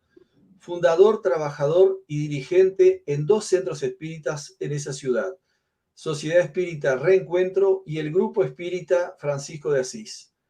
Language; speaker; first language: Spanish; native; Spanish